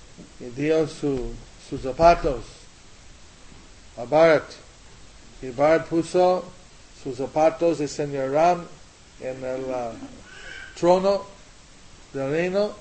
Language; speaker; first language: Spanish; non-native, learner; English